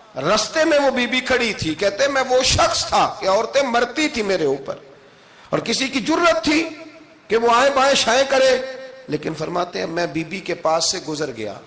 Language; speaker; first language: Urdu; non-native, local second language; Punjabi